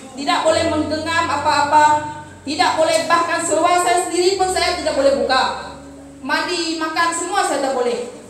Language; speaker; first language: Malay; non-native, local second language; Iban